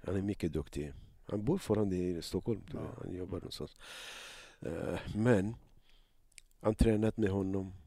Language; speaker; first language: Swedish; non-native, learner; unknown